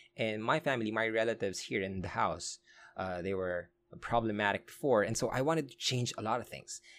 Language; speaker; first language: English; non-native, local second language; Filipino